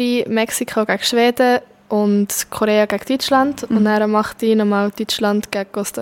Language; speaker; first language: German; early bilingual, other home language; Spanish